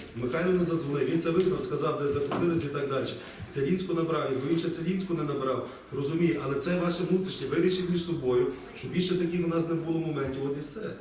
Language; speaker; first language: Ukrainian; native; Ukrainian